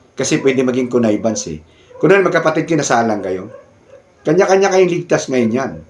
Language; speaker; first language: Filipino; non-native, local second language; Cebuano